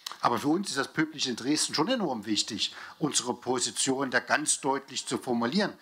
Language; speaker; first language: German; native; German